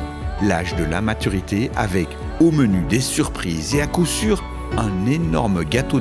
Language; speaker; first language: French; native; French